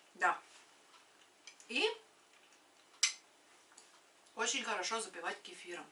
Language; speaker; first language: Russian; non-native, local second language; Latvian